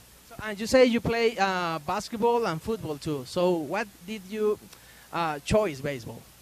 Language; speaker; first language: English; non-native, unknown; Spanish